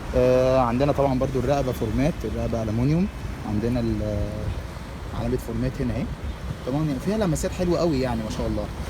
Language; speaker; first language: Arabic; native; Arabic